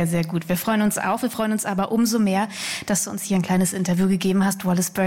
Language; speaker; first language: German; native; German